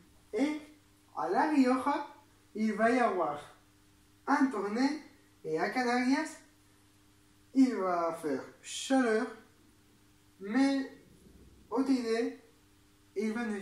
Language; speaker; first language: French; non-native, learner; Spanish